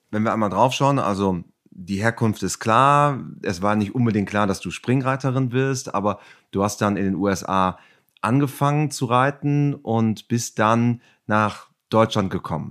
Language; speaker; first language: German; native; German